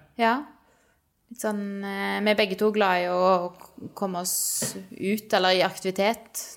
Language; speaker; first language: Norwegian; native; Norwegian